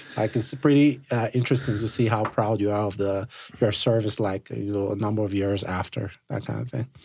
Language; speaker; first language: English; non-native, local second language; Yoruba